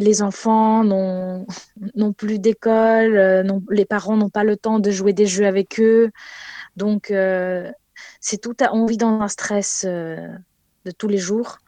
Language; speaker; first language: French; non-native, fluent; Ukrainian